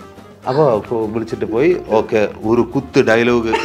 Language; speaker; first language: Tamil; non-native, learner; Malayalam